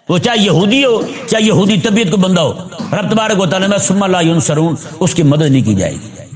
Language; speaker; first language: Urdu; non-native, local second language; Punjabi